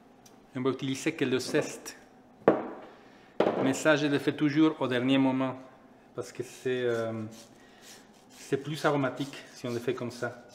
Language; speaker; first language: French; non-native, fluent; Spanish